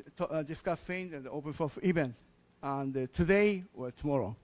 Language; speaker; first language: English; non-native, learner; Japanese